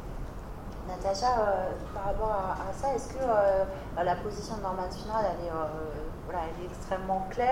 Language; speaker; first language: French; native; French